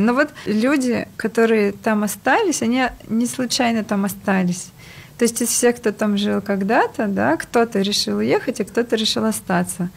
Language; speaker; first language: Russian; native; Russian